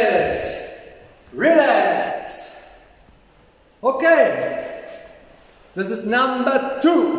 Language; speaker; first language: English; non-native, learner; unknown